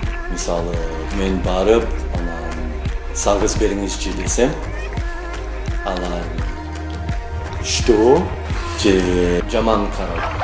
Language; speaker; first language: Kyrgyz; non-native, fluent; English